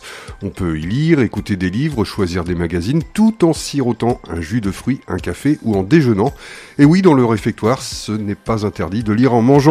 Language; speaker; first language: French; native; French